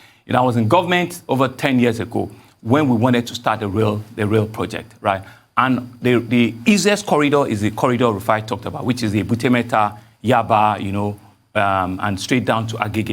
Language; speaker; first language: English; non-native, local second language; Yoruba